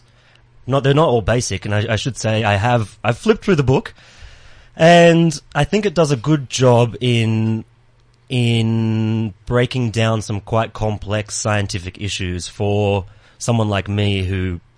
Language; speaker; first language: English; native; English